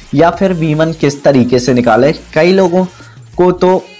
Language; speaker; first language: Hindi; native; Hindi